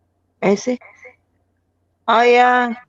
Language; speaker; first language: English; non-native, local second language; Filipino